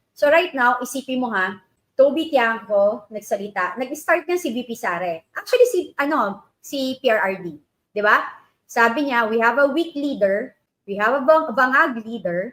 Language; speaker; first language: Filipino; native; Filipino